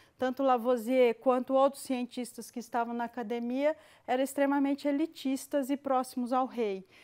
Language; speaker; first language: Portuguese; native; Portuguese